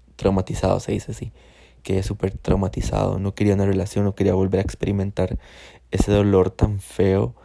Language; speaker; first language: Spanish; native; Spanish